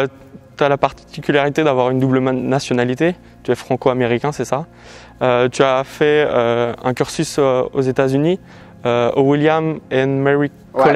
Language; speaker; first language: French; native; French